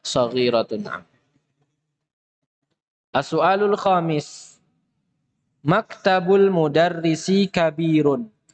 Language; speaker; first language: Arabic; non-native, fluent; Indonesian